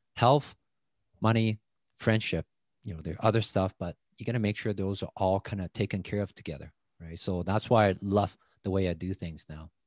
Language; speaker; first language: English; non-native, fluent; Chinese